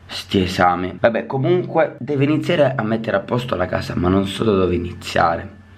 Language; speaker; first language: Italian; native; Italian